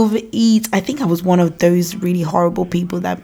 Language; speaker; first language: English; non-native, local second language; Yoruba